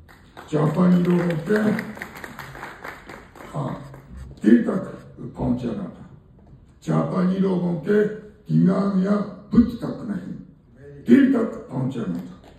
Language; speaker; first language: Hindi; non-native, fluent; Japanese